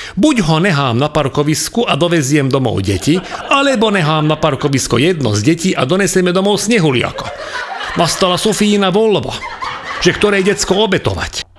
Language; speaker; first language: Slovak; non-native, local second language; Hungarian